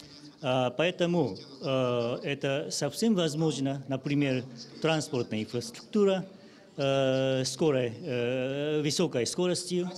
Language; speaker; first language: Russian; non-native, learner; Japanese